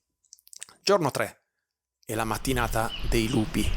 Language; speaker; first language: Italian; native; Italian